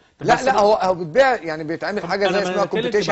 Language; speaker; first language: Arabic; native; Arabic